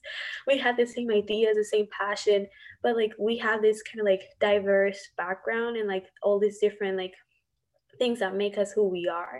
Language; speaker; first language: English; non-native, fluent; Spanish